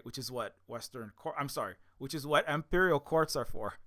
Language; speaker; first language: English; native; English